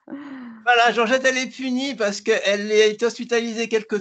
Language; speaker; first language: French; native; French